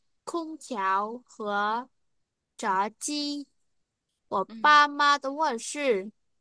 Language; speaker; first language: Chinese; non-native, fluent; Vietnamese